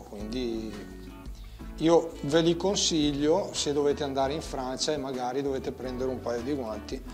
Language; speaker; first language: Italian; native; Italian